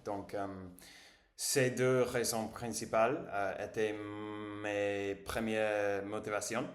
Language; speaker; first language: French; non-native, learner; English